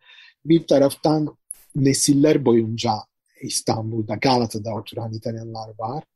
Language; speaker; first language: Turkish; non-native, fluent; Italian